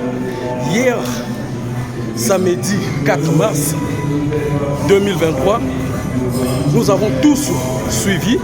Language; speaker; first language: French; non-native, local second language; Lingala